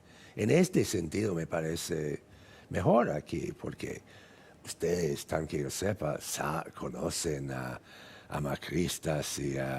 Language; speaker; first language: Spanish; non-native, fluent; English